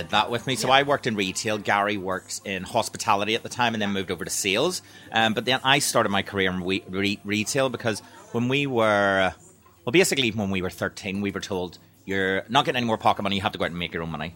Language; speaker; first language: English; native; English